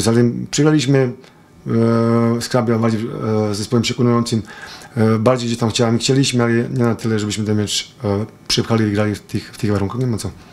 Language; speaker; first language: Polish; non-native, fluent; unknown